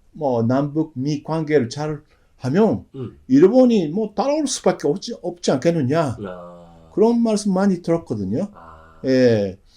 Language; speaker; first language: Korean; non-native, fluent; Japanese